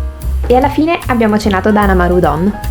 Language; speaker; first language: Italian; native; Italian